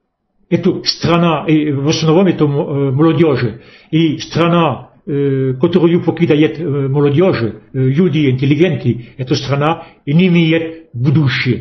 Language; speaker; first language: Russian; non-native, fluent; French